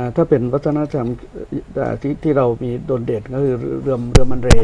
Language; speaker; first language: Thai; non-native, local second language; Northern Khmer